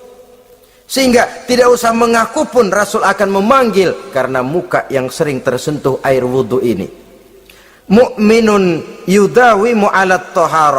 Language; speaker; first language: Indonesian; native; Indonesian